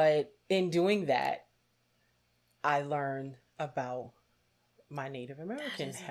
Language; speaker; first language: English; native; English